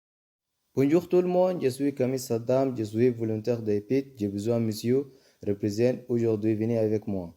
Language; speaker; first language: French; non-native, learner; Arabic